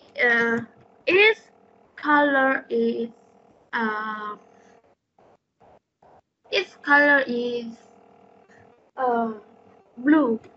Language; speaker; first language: English; non-native, learner; Vietnamese